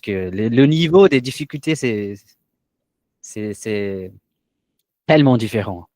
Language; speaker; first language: French; non-native, learner; Portuguese